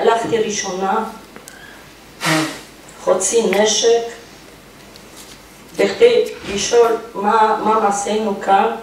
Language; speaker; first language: Hebrew; non-native, fluent; Polish